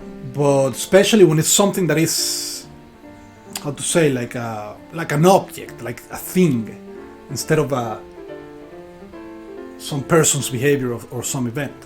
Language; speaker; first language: English; non-native, fluent; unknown